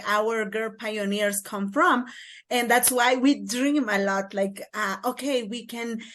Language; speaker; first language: English; non-native, learner; Kaqchikel